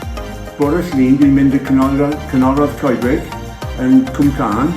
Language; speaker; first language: Welsh; non-native, local second language; English